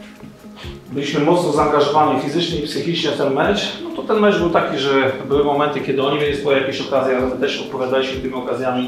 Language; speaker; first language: Polish; native; Polish